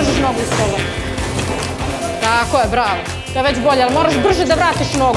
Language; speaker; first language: Serbian; native; Serbian